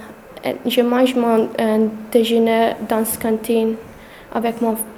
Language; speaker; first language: French; non-native, learner; English